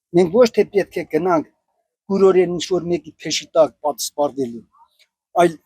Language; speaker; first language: Armenian; native; Armenian